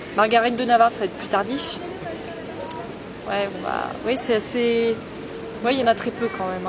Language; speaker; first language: French; native; French